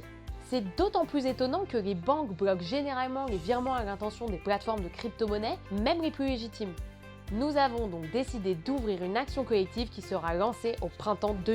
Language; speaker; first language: French; native; French